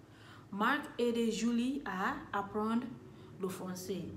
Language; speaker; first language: French; non-native, learner; English